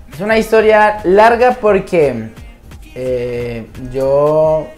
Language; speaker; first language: Spanish; native; Spanish